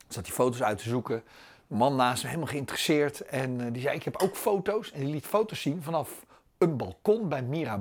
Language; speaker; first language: Dutch; native; Dutch